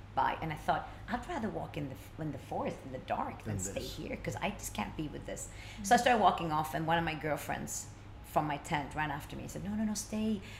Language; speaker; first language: English; early bilingual, other home language; Swedish